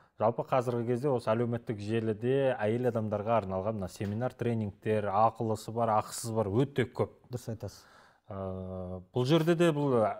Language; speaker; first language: Kazakh; native; Kazakh